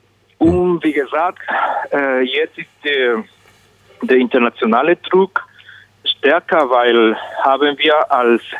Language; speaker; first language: German; non-native, learner; Spanish